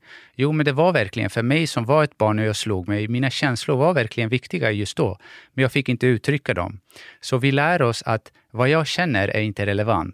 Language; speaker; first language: Swedish; early bilingual, other home language; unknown